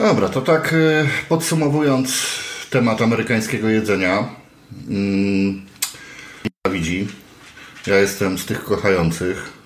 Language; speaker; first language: Polish; native; Polish